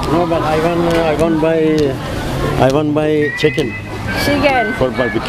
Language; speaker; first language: English; non-native, learner; Thai